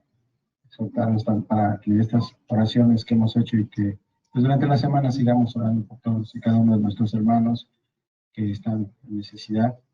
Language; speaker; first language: Spanish; native; Spanish